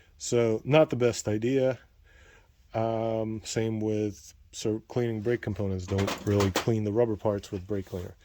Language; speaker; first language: English; native; English